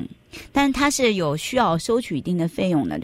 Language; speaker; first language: Chinese; native; Chinese